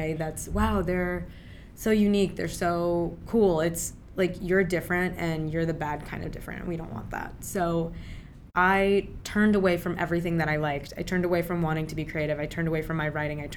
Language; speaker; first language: English; early bilingual, other home language; Urdu